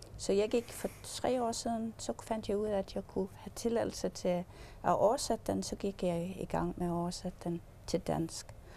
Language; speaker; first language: Danish; early bilingual, heritage; English